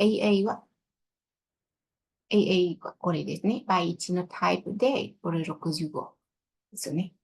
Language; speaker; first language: Japanese; non-native, fluent; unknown